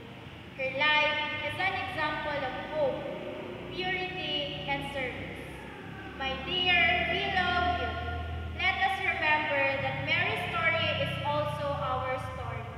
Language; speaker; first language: English; non-native, local second language; Hiligaynon